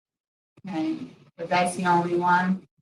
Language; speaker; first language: English; native; English